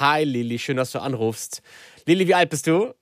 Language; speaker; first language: German; native; German